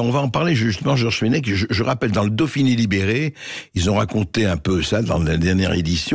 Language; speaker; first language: French; native; French